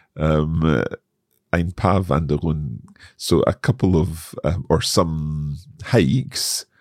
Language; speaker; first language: English; native; English